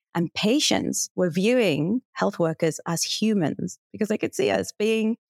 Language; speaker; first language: English; native; English